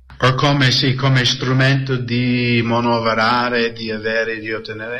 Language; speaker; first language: Italian; non-native, fluent; English